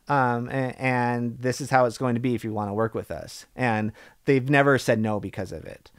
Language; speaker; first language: English; native; English